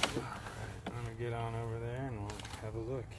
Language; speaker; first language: English; native; English